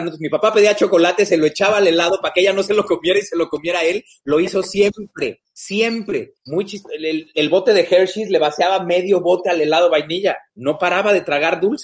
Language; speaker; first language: Spanish; native; Spanish